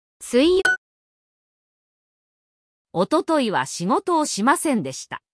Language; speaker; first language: Japanese; non-native, learner; English